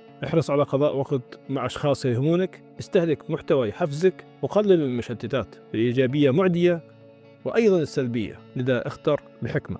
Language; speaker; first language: Arabic; native; Arabic